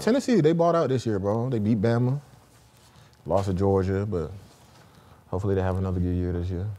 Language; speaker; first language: English; native; English